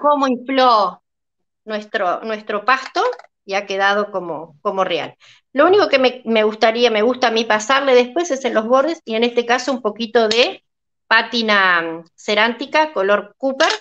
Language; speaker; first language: Spanish; native; Spanish